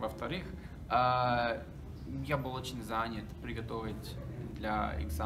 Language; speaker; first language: Russian; non-native, learner; English